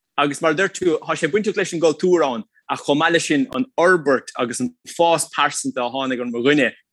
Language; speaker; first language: Irish; native; Irish